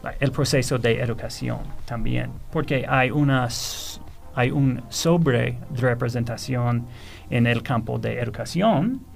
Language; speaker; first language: Spanish; non-native, fluent; English